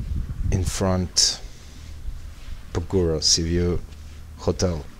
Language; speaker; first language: English; non-native, learner; Serbian